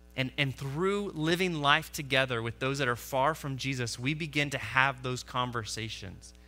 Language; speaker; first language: English; native; English